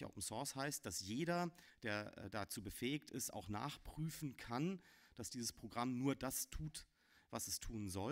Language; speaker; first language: German; native; German